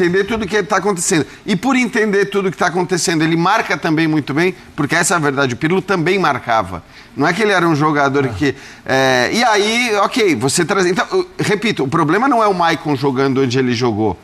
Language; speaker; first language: Portuguese; native; Portuguese